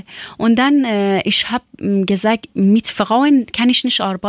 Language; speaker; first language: German; non-native, learner; Persian